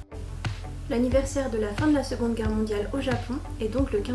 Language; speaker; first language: French; native; French